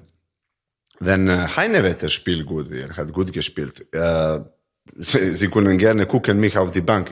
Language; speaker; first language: German; non-native, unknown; Serbian